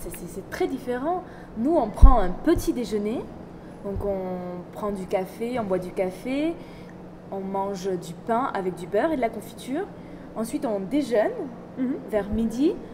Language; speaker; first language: French; non-native, learner; Spanish